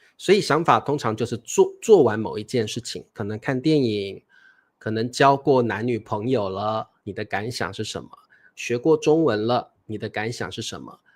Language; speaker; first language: Chinese; native; Chinese